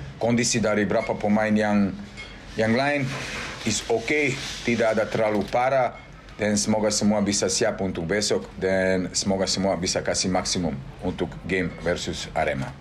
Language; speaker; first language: Indonesian; non-native, fluent; Serbian